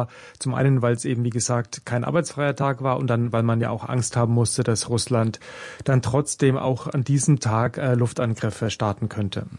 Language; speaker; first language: German; native; German